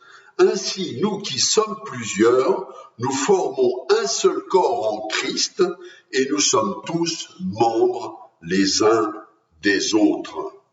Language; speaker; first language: French; native; French